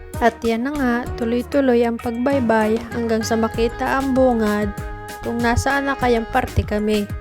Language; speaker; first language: Filipino; non-native, local second language; Bikol